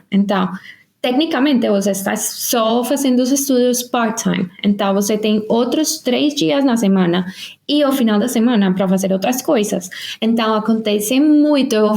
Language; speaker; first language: Portuguese; non-native, fluent; Spanish